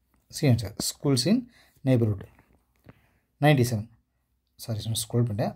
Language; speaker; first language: English; non-native, local second language; Tamil